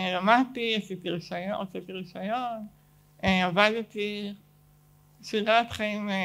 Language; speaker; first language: Hebrew; native; Hebrew